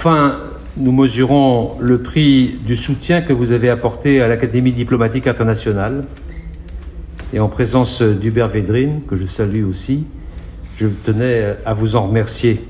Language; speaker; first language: French; native; French